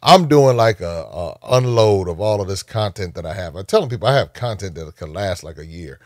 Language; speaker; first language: English; native; English